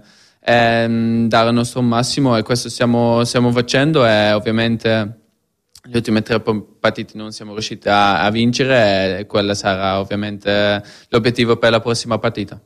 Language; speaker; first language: Italian; non-native, fluent; Dutch